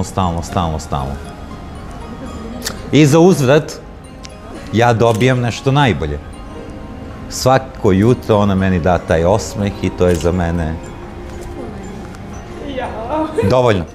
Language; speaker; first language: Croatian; early bilingual, heritage; Croatian